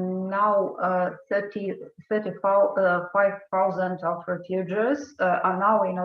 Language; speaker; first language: English; non-native, fluent; Ukrainian